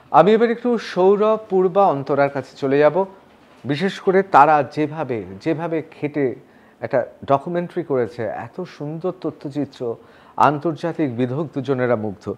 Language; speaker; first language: Bangla; native; Bangla